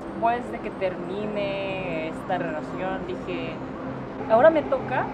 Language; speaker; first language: Spanish; non-native, fluent; Japanese